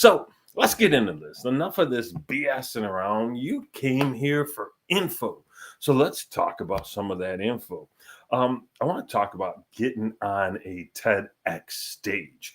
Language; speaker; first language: English; native; English